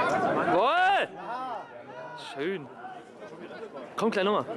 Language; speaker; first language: German; native; German